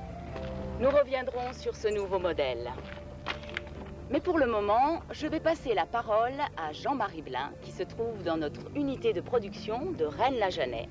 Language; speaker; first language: French; native; French